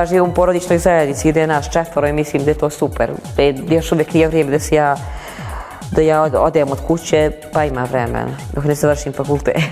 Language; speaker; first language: Bosnian; native; Bosnian